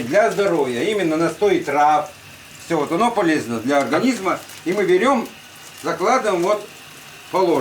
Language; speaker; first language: Russian; native; Russian